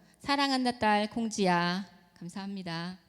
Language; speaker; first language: Korean; native; Korean